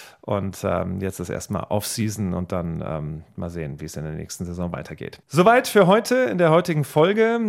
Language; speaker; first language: German; native; German